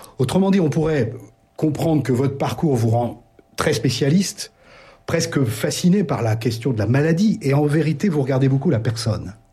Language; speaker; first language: French; native; French